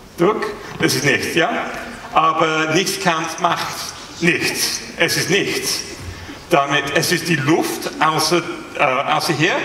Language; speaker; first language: German; non-native, learner; English